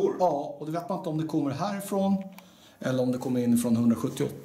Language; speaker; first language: Swedish; native; Swedish